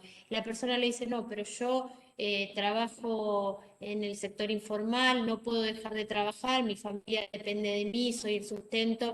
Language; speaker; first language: Spanish; native; Spanish